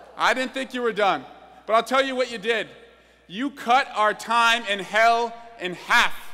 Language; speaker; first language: English; native; English